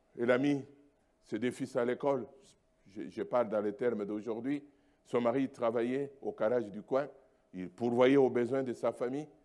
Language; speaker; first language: French; non-native, local second language; Luba-Lulua